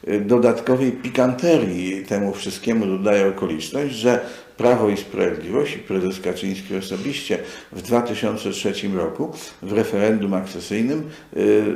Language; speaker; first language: Polish; native; Polish